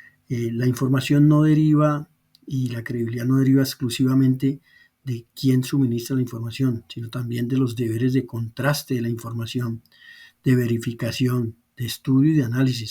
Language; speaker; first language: Spanish; native; Spanish